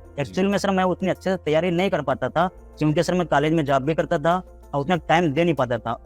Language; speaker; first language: Hindi; native; Hindi